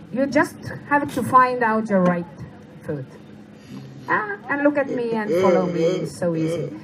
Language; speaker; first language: English; non-native, learner; Estonian